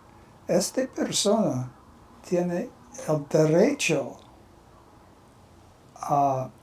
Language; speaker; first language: Spanish; non-native, learner; English